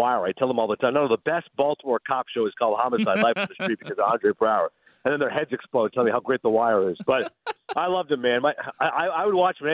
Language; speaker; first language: English; native; English